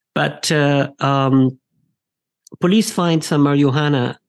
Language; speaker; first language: English; non-native, fluent; Italian